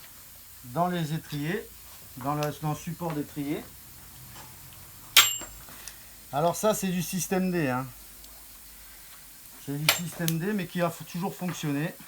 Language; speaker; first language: French; native; French